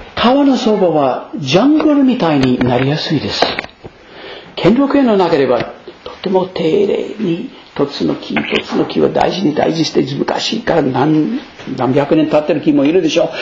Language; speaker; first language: Japanese; non-native, fluent; English